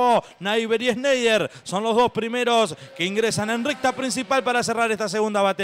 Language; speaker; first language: Spanish; native; Spanish